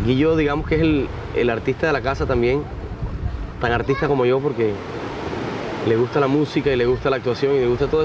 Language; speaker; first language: Spanish; native; Spanish